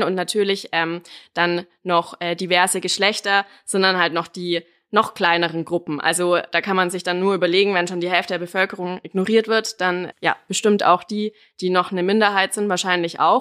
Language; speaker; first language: German; native; German